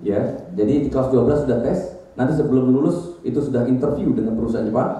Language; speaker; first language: Indonesian; native; Indonesian